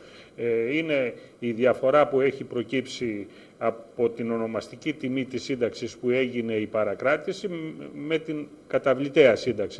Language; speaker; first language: Greek; native; Greek